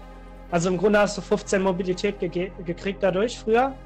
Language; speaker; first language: German; native; German